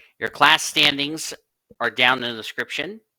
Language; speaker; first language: English; native; English